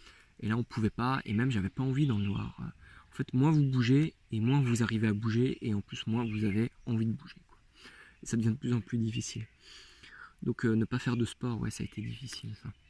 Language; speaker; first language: French; native; French